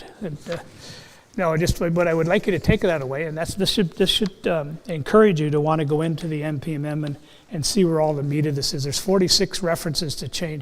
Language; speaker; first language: English; native; English